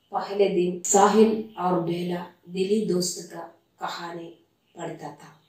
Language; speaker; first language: Hindi; non-native, local second language; Malayalam